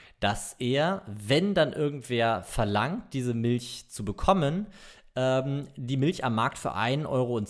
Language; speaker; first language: German; native; German